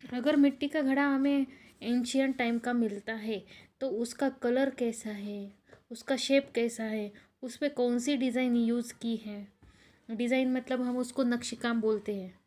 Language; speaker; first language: Hindi; non-native, local second language; Marathi